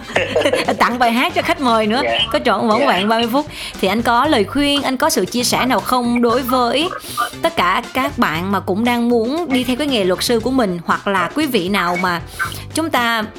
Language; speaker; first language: Vietnamese; native; Vietnamese